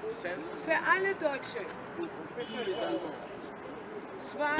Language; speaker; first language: German; non-native, fluent; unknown